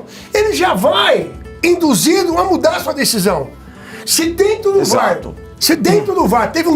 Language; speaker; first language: Portuguese; native; Portuguese